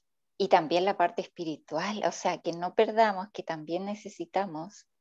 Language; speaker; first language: Spanish; native; Spanish